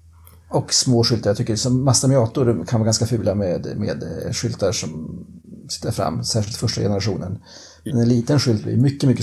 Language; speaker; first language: Swedish; native; Swedish